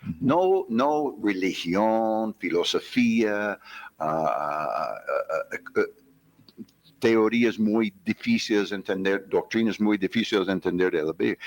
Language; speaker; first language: Spanish; non-native, fluent; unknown